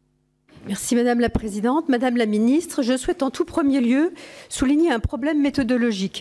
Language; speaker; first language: French; native; French